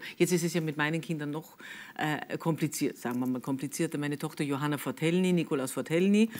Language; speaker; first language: German; native; German